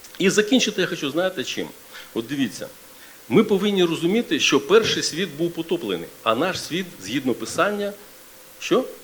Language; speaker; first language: Ukrainian; non-native, local second language; Russian